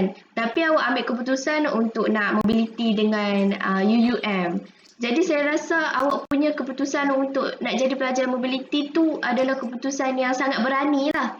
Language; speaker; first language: Malay; native; Malay